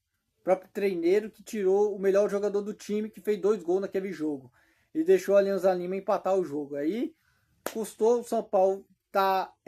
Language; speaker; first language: Portuguese; native; Portuguese